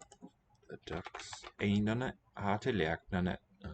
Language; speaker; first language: Danish; non-native, learner; English